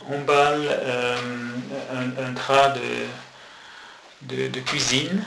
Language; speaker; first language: French; non-native, local second language; German